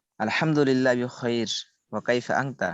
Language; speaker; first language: Arabic; non-native, learner; Bangla